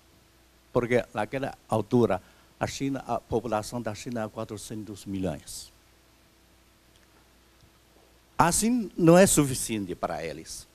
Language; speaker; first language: Portuguese; non-native, fluent; Chinese